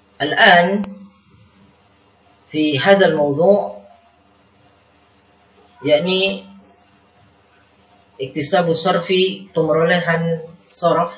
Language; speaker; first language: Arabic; non-native, fluent; Indonesian